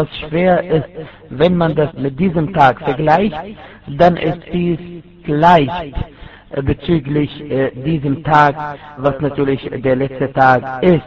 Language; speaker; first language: German; non-native, fluent; Arabic